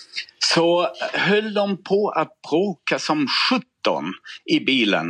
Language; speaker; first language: Swedish; non-native, fluent; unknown